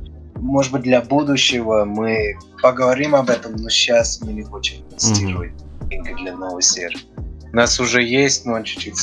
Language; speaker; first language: Russian; early bilingual, heritage; Russian